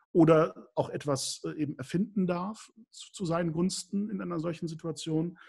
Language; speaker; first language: German; native; German